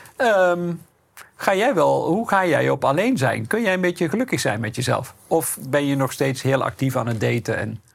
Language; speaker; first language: Dutch; native; Dutch